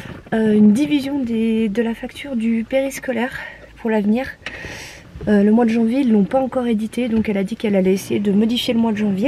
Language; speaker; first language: French; native; French